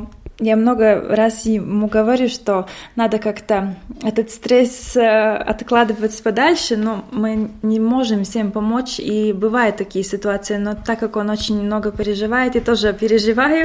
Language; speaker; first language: Russian; non-native, local second language; Latvian